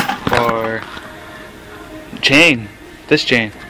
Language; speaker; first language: English; native; English